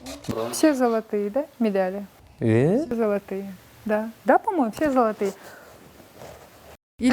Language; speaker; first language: Russian; non-native, local second language; Kyrgyz